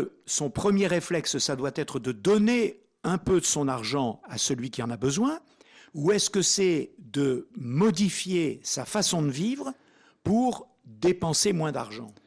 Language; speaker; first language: French; native; French